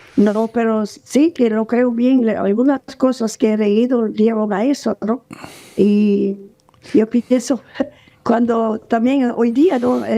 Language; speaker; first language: Spanish; non-native, fluent; Portuguese